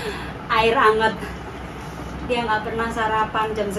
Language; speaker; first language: Indonesian; native; Indonesian